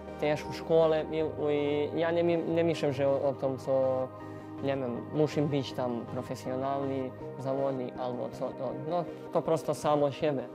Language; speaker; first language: Polish; non-native, learner; Serbian